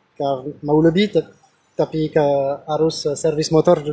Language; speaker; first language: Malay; non-native, learner; French